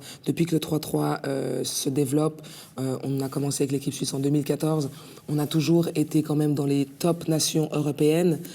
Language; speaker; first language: French; native; French